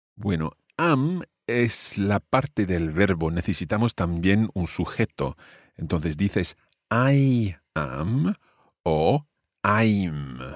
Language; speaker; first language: Spanish; non-native, fluent; English